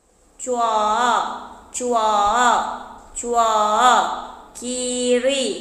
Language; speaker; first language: Chinese; non-native, local second language; Malay